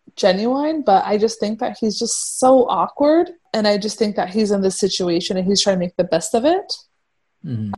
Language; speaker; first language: English; early bilingual, heritage; Persian